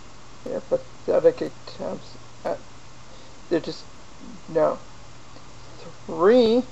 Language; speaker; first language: English; native; English